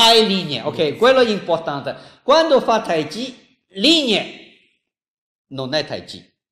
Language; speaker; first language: Italian; non-native, learner; Chinese